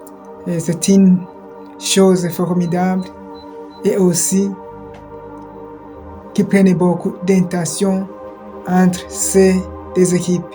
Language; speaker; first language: French; non-native, local second language; Kinyarwanda